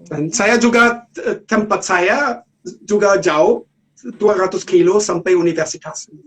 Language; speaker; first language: Indonesian; non-native, learner; German